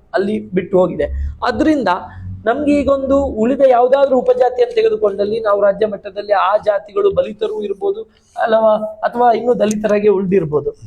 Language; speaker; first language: Kannada; non-native, local second language; Tulu